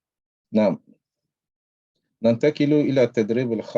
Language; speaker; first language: Arabic; non-native, fluent; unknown